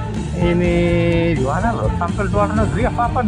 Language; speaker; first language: Indonesian; native; Indonesian